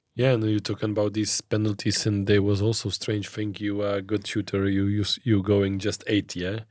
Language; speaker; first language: English; non-native, fluent; Lithuanian